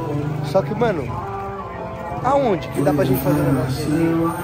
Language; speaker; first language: Portuguese; native; Portuguese